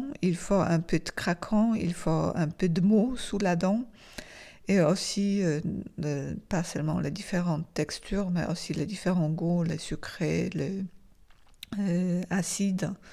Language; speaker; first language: French; non-native, fluent; Polish